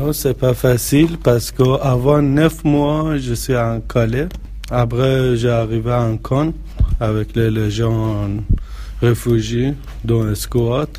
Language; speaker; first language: French; non-native, learner; Persian